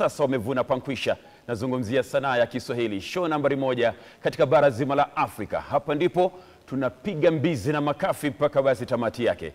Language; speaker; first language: Swahili; non-native, local second language; Gusii